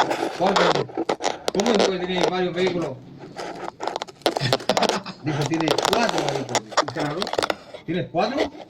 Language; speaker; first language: Spanish; native; Spanish